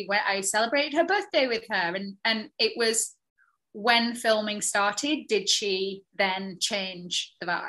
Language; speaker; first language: English; native; English